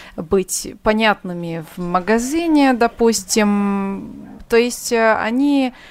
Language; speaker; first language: Russian; non-native, fluent; Hungarian